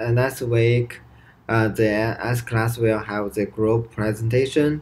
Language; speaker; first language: English; non-native, learner; Chinese